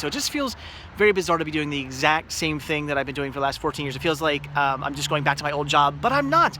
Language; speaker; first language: English; native; English